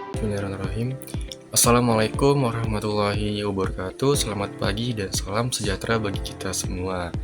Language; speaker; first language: Indonesian; native; Indonesian